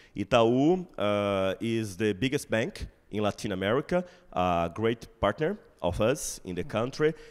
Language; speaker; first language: English; non-native, fluent; Portuguese